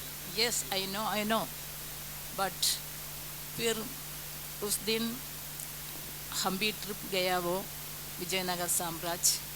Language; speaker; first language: Hindi; non-native, local second language; Malayalam